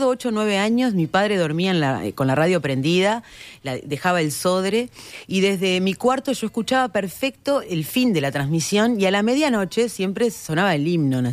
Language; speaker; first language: Spanish; native; Spanish